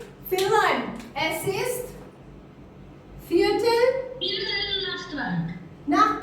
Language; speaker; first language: German; non-native, fluent; Albanian